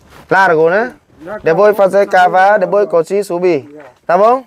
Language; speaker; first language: Portuguese; non-native, learner; Vietnamese